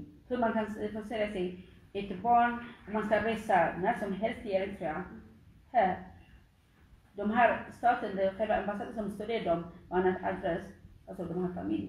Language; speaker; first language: Swedish; non-native, learner; Tigrinya